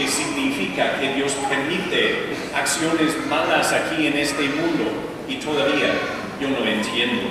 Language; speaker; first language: Spanish; non-native, fluent; English